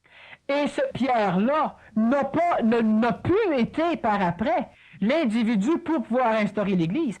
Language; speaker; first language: French; native; French